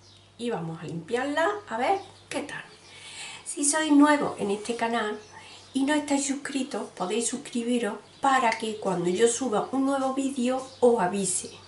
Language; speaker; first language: Spanish; native; Spanish